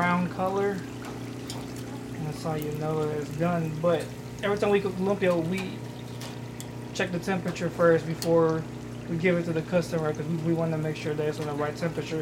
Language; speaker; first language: English; non-native, local second language; Filipino